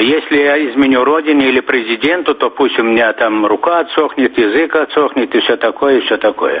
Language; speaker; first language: Russian; non-native, local second language; Turkmen